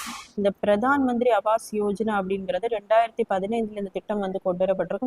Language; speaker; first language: Tamil; native; Tamil